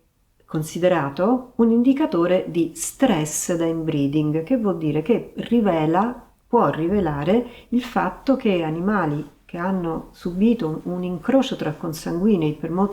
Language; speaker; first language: Italian; native; Italian